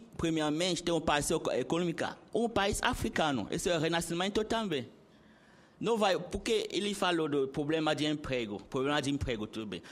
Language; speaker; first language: Portuguese; non-native, learner; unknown